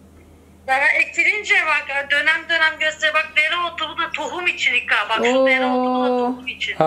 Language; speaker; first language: Turkish; native; Turkish